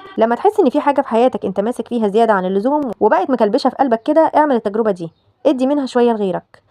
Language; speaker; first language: Egyptian Arabic; native; Egyptian Arabic